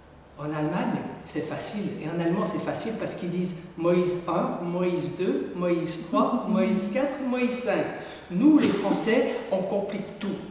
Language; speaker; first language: French; native; French